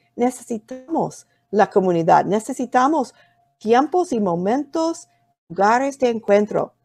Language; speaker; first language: Spanish; non-native, fluent; English